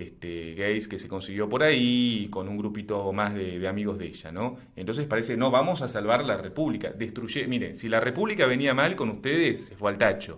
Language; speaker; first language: Spanish; native; Spanish